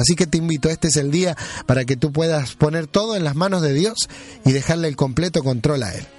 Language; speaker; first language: Spanish; native; Spanish